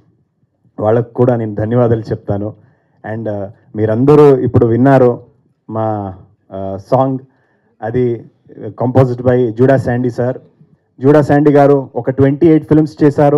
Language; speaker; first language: Telugu; non-native, fluent; Kannada